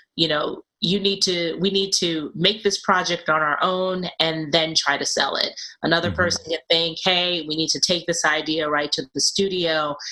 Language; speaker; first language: English; native; English